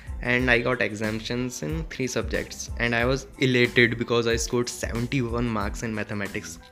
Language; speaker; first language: English; non-native, local second language; Hindi